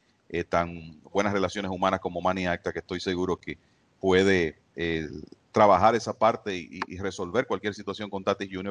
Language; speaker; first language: Spanish; native; Spanish